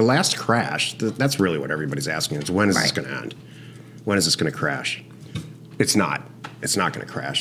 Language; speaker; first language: English; native; English